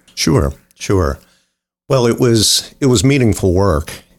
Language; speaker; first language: English; native; English